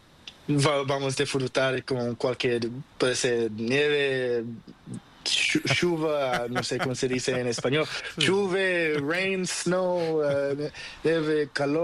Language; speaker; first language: Spanish; non-native, learner; Portuguese